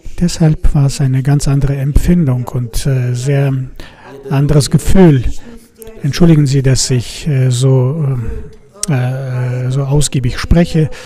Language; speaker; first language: German; non-native, fluent; Russian